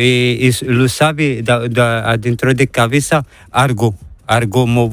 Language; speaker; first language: Spanish; non-native, learner; Arabic